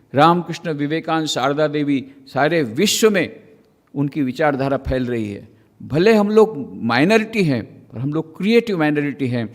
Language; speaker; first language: Hindi; non-native, local second language; Gujarati